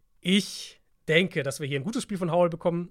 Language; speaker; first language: German; native; German